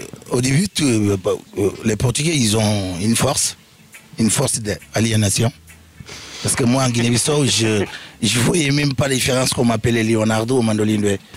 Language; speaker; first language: French; non-native, fluent; Upper Guinea Crioulo